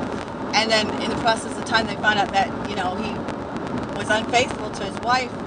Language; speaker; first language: English; native; English